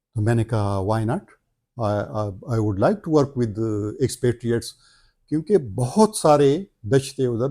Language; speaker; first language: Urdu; non-native, local second language; Pashto